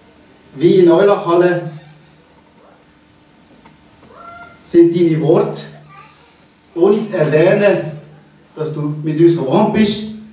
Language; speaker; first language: German; non-native, fluent; Tibetan